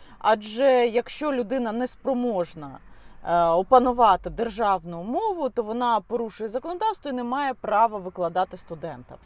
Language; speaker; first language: Ukrainian; non-native, local second language; Russian